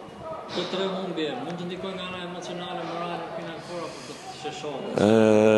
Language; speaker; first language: Albanian; native; Albanian